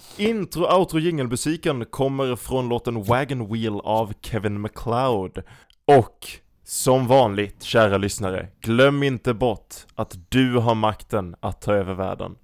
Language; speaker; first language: Swedish; native; Swedish